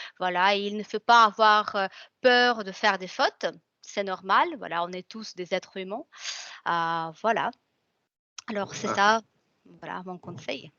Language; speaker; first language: French; non-native, fluent; Russian